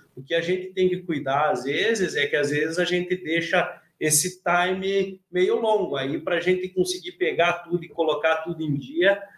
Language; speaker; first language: Portuguese; native; Portuguese